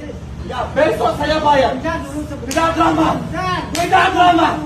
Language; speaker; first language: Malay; non-native, learner; Arabic